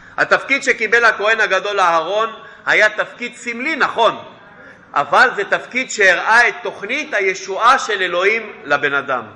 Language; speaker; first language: Hebrew; non-native, fluent; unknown